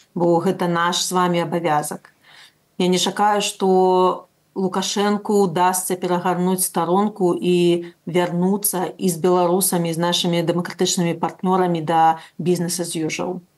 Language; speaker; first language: Belarusian; non-native, local second language; Russian